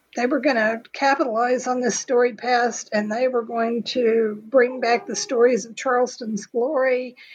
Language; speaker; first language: English; native; English